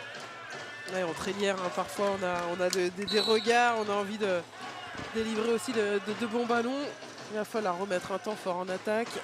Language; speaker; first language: French; native; French